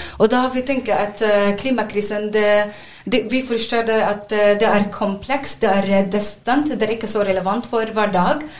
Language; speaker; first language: Norwegian; non-native, learner; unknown